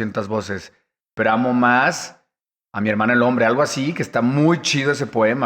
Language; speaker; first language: Spanish; native; Spanish